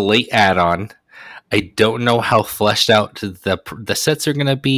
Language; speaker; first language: English; native; English